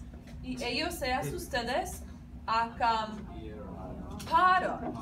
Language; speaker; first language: Spanish; non-native, fluent; English